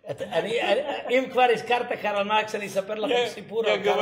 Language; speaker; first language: Hebrew; early bilingual, other home language; Ladino